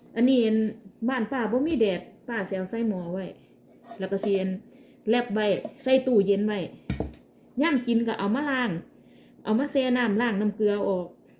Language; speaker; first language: Thai; native; Thai